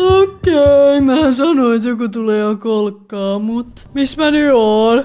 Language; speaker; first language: Finnish; native; Finnish